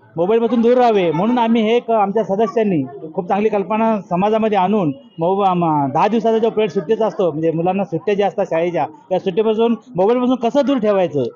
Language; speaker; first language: Marathi; native; Marathi